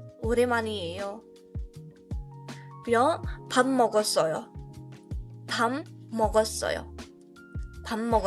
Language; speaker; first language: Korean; non-native, fluent; Burmese